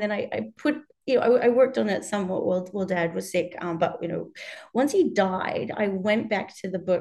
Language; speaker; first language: English; native; English